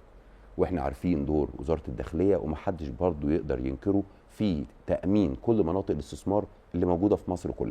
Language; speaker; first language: Arabic; native; Arabic